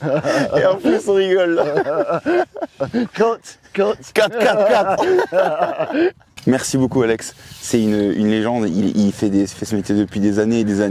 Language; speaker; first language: French; native; French